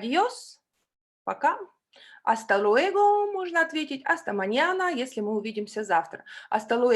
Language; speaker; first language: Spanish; non-native, fluent; Russian